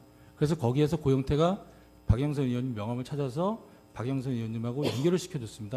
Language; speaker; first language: Korean; native; Korean